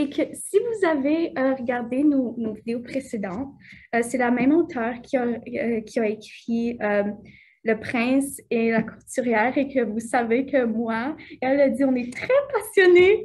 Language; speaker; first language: French; native; French